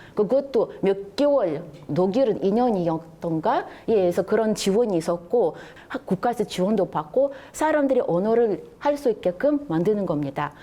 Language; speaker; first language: Korean; non-native, fluent; Russian